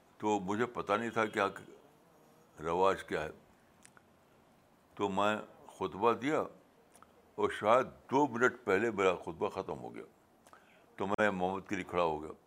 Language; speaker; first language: Urdu; native; Urdu